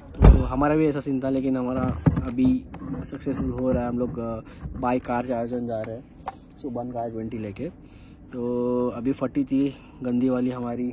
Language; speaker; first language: Hindi; non-native, local second language; Marathi